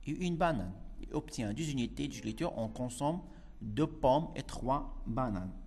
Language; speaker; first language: French; non-native, local second language; Arabic